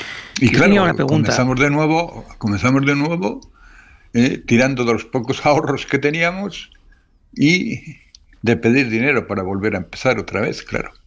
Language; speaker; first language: Spanish; native; Spanish